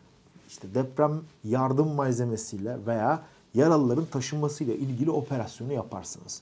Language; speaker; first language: Turkish; native; Turkish